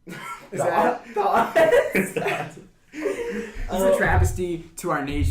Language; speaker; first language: English; native; English